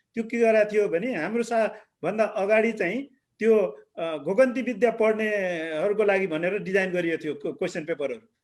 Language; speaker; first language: Nepali; native; Nepali